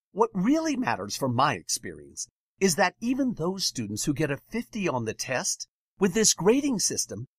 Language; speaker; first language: English; native; English